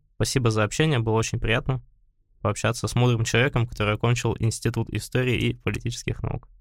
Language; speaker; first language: Russian; native; Russian